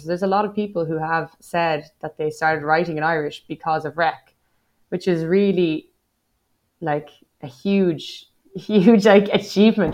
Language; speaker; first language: English; native; English